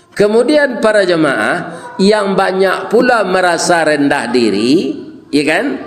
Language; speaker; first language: Malay; non-native, local second language; Minangkabau